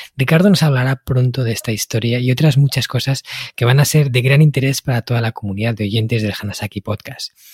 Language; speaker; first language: Spanish; native; Spanish